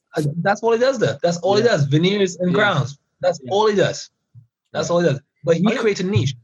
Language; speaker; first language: English; early bilingual, other home language; Persian